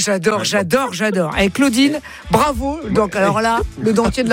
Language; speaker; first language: French; native; French